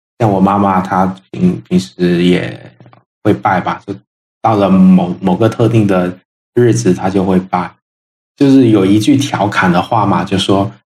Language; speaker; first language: Chinese; non-native, local second language; Min Nan Chinese